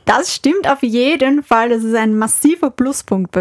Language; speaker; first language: German; native; German